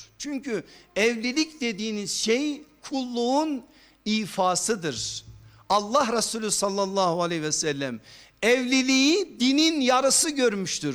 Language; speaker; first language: Turkish; native; Turkish